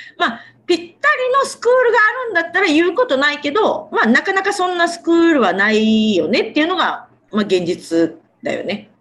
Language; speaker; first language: Japanese; native; Japanese